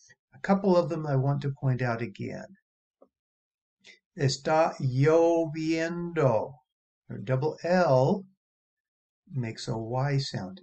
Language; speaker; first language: English; native; English